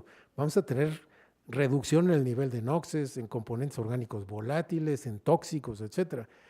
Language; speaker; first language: Spanish; native; Spanish